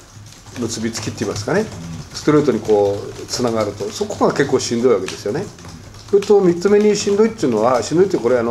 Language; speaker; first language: Japanese; native; Japanese